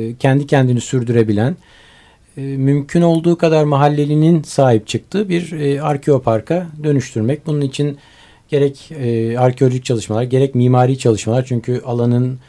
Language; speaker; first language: Turkish; native; Turkish